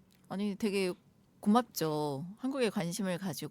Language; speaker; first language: Korean; native; Korean